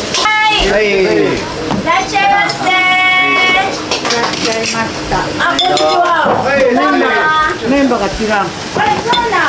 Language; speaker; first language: Japanese; native; Japanese